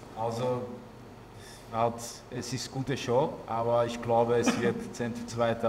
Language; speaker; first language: German; non-native, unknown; Slovak